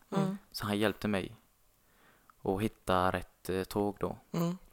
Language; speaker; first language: Swedish; non-native, fluent; Arabic